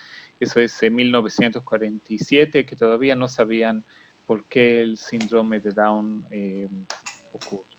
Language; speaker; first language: Spanish; non-native, fluent; Hebrew